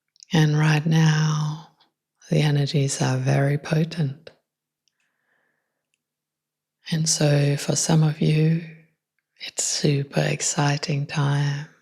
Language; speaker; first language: English; non-native, fluent; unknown